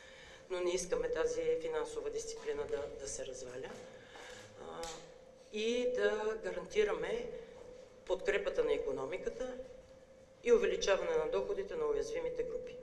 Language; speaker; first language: Bulgarian; native; Bulgarian